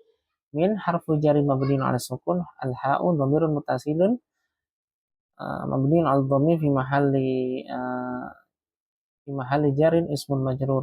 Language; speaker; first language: Arabic; non-native, fluent; Indonesian